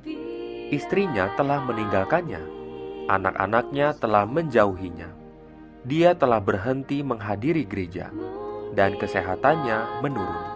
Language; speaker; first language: Indonesian; native; Indonesian